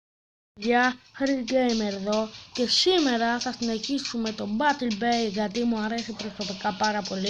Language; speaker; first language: Greek; native; Greek